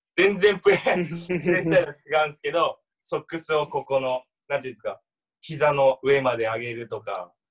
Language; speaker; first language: Japanese; native; Japanese